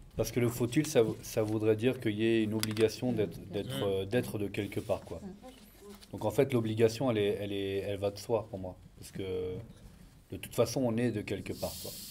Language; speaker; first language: French; native; French